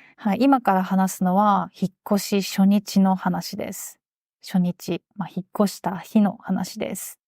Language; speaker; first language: Japanese; native; Japanese